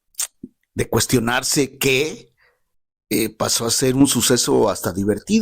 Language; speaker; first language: Spanish; native; Spanish